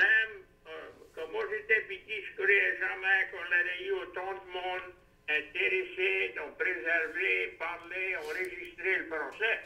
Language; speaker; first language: French; native; French